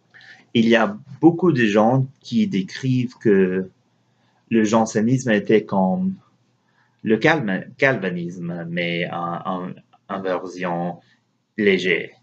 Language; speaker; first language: French; non-native, learner; English